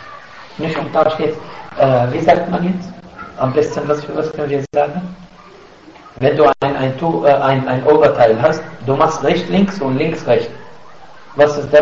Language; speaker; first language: German; non-native, fluent; Arabic